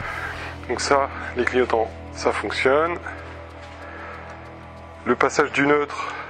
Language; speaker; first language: French; native; French